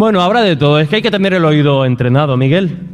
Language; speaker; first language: Spanish; native; Spanish